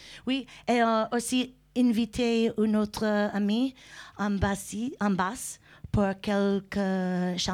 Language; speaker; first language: French; non-native, learner; English